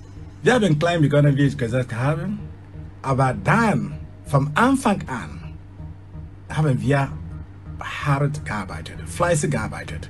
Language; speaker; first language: German; non-native, fluent; Igbo